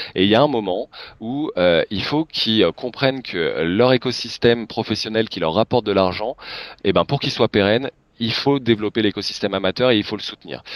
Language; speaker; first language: French; native; French